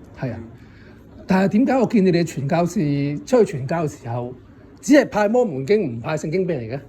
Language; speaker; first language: Cantonese; native; Cantonese